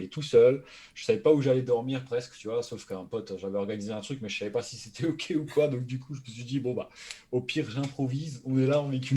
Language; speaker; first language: French; native; French